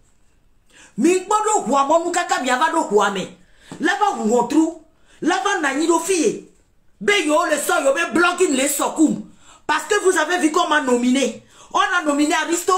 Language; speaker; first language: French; native; French